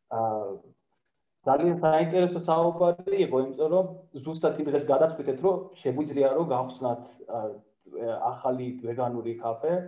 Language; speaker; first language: Georgian; non-native, fluent; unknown